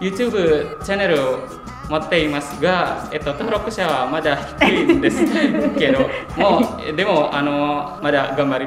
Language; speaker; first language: Japanese; non-native, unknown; Indonesian